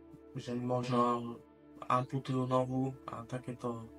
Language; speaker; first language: Slovak; native; Slovak